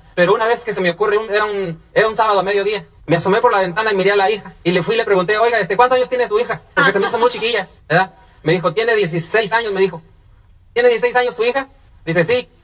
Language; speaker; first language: Spanish; native; Spanish